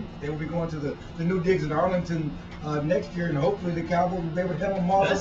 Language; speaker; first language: English; native; English